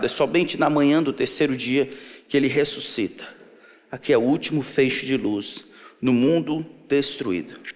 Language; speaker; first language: Portuguese; native; Portuguese